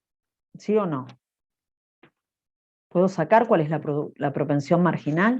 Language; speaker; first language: Spanish; native; Spanish